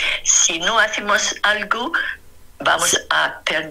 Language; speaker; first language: Spanish; non-native, fluent; Arabic